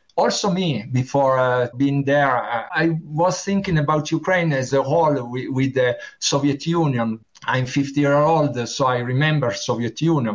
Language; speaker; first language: English; non-native, learner; Italian